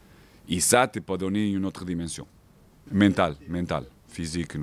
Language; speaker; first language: French; non-native, fluent; Portuguese